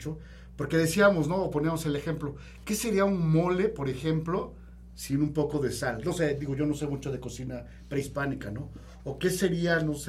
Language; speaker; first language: Spanish; native; Spanish